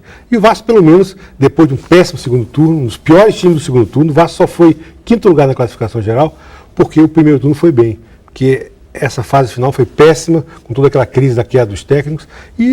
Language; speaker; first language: Portuguese; native; Portuguese